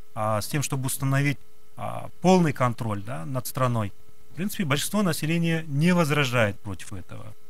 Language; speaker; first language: Russian; non-native, local second language; Kyrgyz